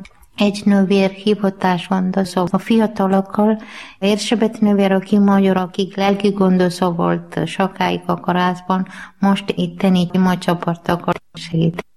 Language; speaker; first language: Hungarian; non-native, learner; Malayalam